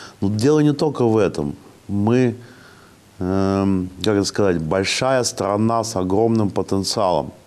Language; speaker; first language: Russian; native; Russian